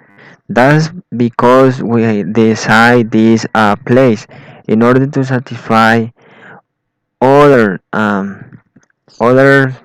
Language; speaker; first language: English; non-native, learner; Spanish